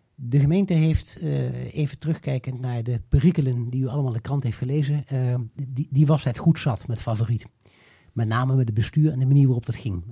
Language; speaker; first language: Dutch; native; Dutch